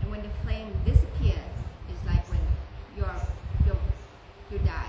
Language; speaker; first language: English; non-native, fluent; Thai